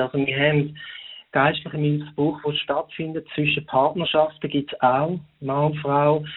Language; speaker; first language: German; native; German